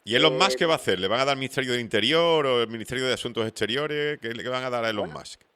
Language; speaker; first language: Spanish; native; Spanish